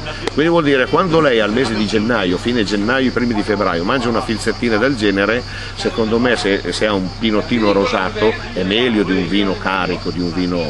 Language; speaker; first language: Italian; native; Italian